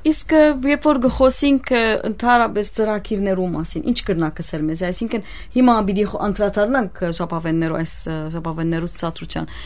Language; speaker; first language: Armenian; early bilingual, heritage; Armenian